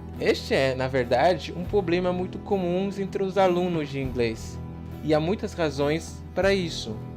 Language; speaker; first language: Portuguese; non-native, fluent; English